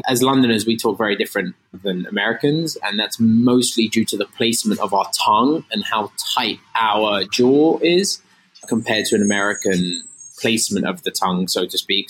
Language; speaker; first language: English; native; English